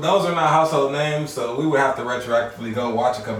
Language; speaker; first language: English; native; English